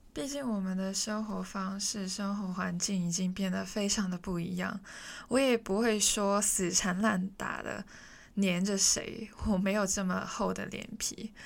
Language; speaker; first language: Chinese; non-native, local second language; Cantonese